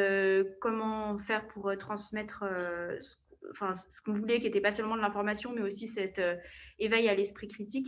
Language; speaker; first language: French; native; French